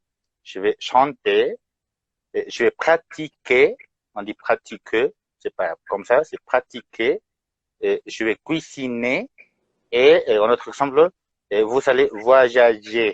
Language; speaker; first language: French; non-native, fluent; Spanish